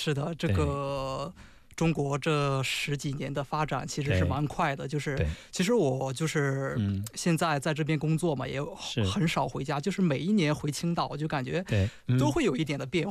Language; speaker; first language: Chinese; native; Chinese